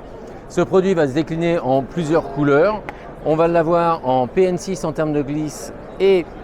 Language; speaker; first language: French; native; French